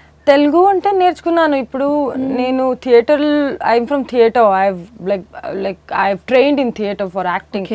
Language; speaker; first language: Telugu; non-native, fluent; Kannada